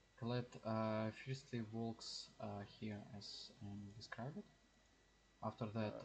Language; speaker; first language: English; non-native, learner; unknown